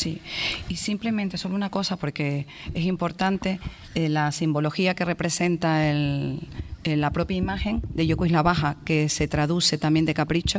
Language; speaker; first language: Spanish; native; Spanish